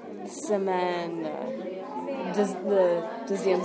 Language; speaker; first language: French; non-native, learner; English